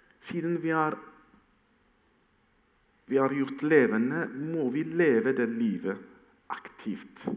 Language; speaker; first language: Norwegian; non-native, fluent; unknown